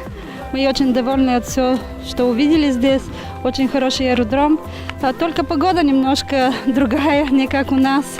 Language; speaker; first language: Russian; non-native, learner; Bulgarian